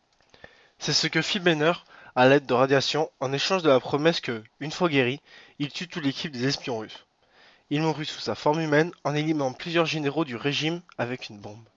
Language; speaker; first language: French; native; French